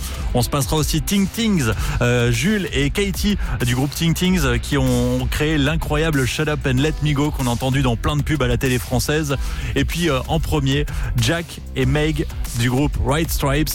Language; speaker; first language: French; native; French